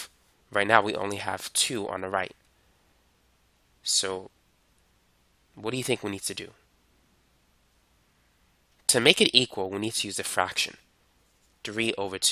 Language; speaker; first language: English; native; English